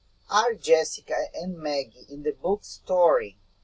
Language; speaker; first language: English; non-native, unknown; Portuguese